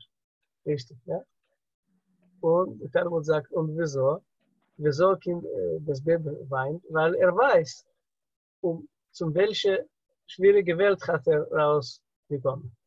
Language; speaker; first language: German; non-native, learner; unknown